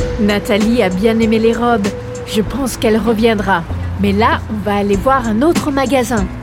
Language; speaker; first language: French; native; French